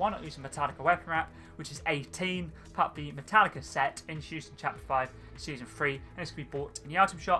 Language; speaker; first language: English; native; English